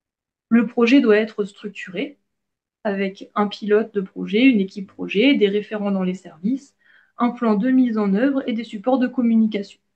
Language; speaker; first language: French; native; French